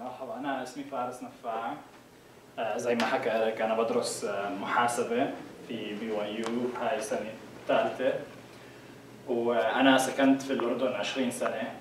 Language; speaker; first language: Arabic; native; Arabic